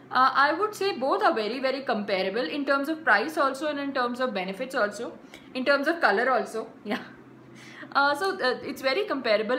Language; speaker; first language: English; non-native, local second language; Hindi